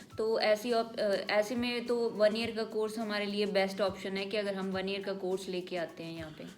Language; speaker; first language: Hindi; non-native, local second language; Punjabi